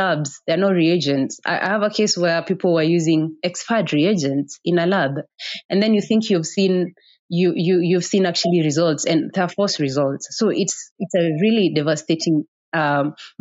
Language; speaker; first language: English; non-native, local second language; Kikuyu